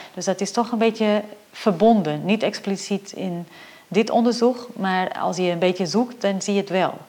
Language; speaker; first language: Dutch; non-native, fluent; Portuguese